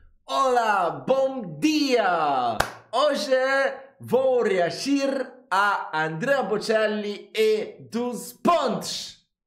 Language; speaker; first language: Portuguese; non-native, learner; Italian